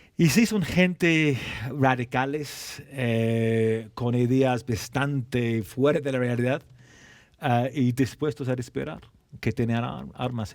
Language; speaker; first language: Spanish; non-native, fluent; English